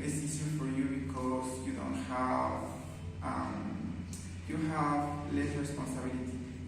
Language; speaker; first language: English; non-native, learner; Spanish